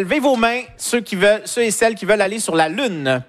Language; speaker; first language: French; native; French